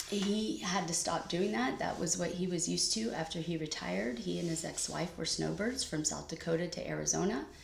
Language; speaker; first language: English; native; English